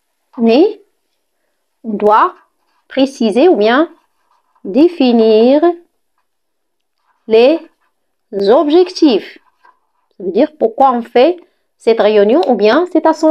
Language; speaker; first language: French; non-native, local second language; Arabic